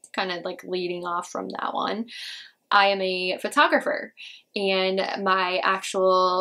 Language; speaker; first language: English; native; English